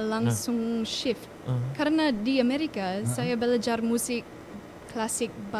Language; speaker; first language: Indonesian; non-native, fluent; English